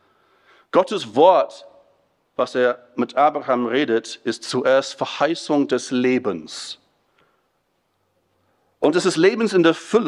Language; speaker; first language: German; non-native, fluent; English